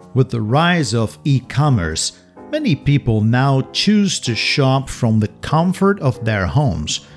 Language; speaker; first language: English; non-native, fluent; Portuguese